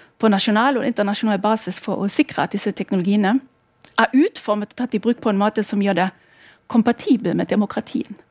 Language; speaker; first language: Norwegian; non-native, fluent; German